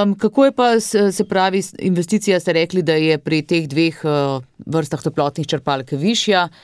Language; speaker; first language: Slovenian; native; Slovenian